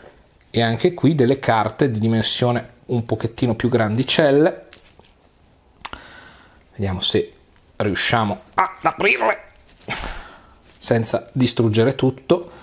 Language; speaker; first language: Italian; native; Italian